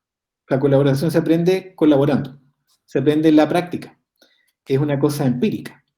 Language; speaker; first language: Spanish; native; Spanish